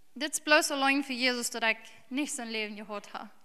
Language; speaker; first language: German; early bilingual, heritage; English